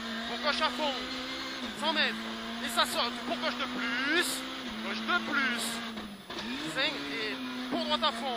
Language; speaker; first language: French; native; French